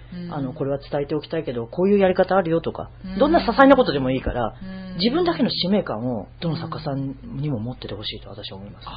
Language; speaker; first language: Japanese; native; Japanese